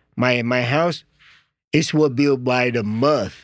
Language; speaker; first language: English; non-native, learner; Vietnamese